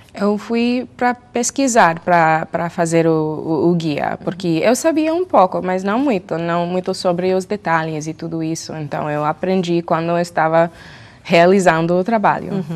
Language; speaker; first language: Portuguese; non-native, fluent; English